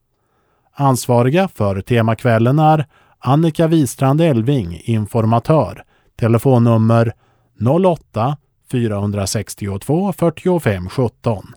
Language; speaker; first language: Swedish; native; Swedish